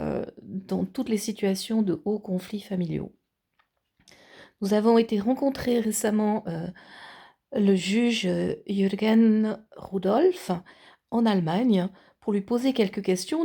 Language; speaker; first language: French; native; French